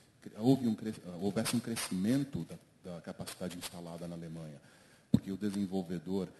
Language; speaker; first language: Portuguese; native; Portuguese